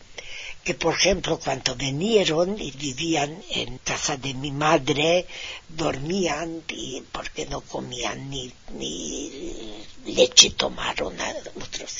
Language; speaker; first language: Spanish; non-native, fluent; Hungarian